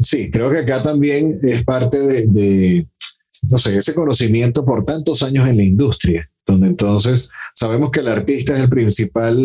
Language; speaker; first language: Spanish; native; Spanish